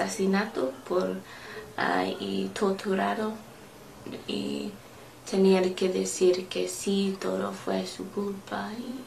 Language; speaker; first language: Spanish; non-native, learner; English